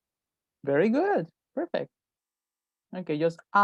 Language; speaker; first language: English; non-native, fluent; Spanish